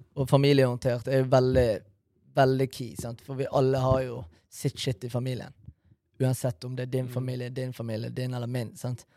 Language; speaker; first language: Norwegian; early bilingual, other home language; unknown